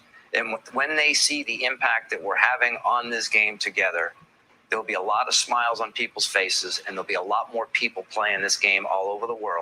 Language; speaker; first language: English; native; English